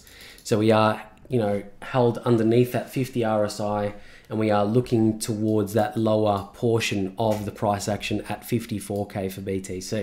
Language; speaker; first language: English; native; English